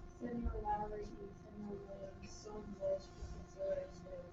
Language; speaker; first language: Spanish; non-native, learner; English